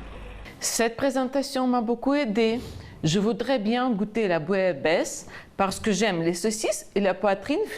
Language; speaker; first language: French; non-native, fluent; Ukrainian